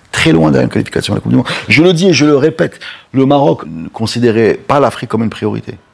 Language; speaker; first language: French; non-native, local second language; Arabic